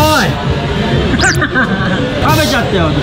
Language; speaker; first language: Japanese; native; Japanese